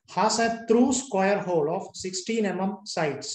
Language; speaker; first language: English; non-native, local second language; Malayalam